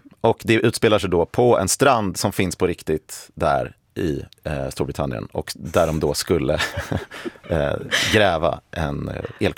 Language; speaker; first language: Swedish; native; Swedish